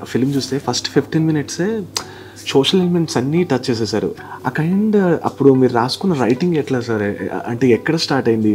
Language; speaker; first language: Telugu; native; Telugu